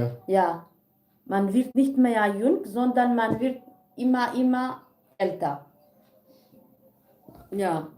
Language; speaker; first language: German; non-native, learner; Kurdish